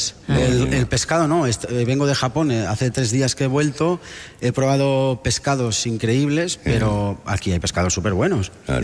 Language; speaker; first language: Spanish; non-native, local second language; Catalan